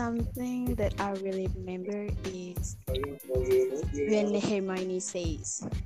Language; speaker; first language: English; non-native, learner; Indonesian